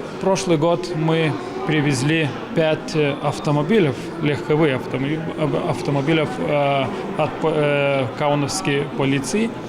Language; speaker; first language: Russian; non-native, fluent; Lithuanian